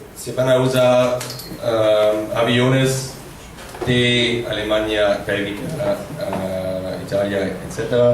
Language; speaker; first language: Spanish; non-native, fluent; German